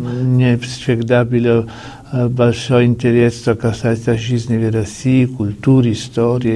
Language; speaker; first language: Russian; non-native, learner; Italian